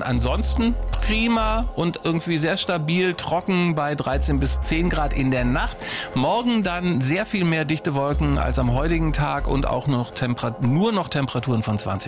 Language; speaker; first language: German; native; German